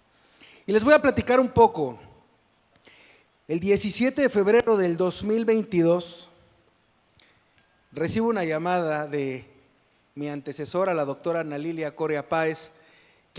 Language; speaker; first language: Spanish; native; Spanish